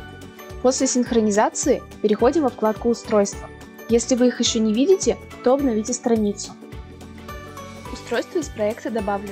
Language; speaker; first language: Russian; native; Russian